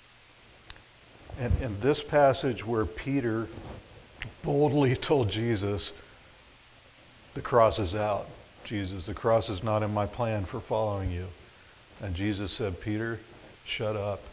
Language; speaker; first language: English; native; English